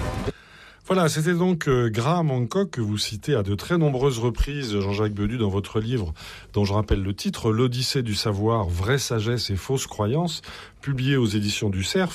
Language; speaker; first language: French; native; French